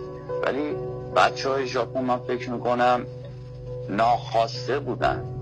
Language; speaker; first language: Persian; native; Persian